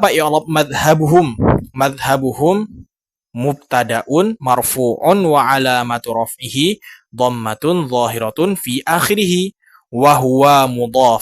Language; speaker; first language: Arabic; non-native, learner; Indonesian